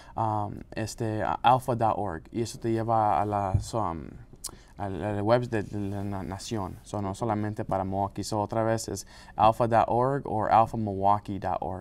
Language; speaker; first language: Spanish; non-native, local second language; English